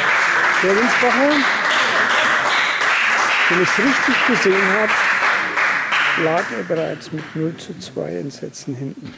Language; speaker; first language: German; native; German